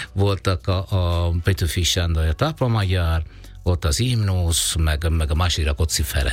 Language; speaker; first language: Hungarian; non-native, fluent; Italian